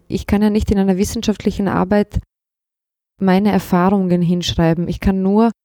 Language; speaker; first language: German; early bilingual, other home language; Bosnian